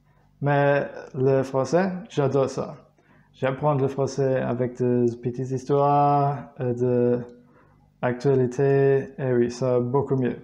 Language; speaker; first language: French; non-native, learner; German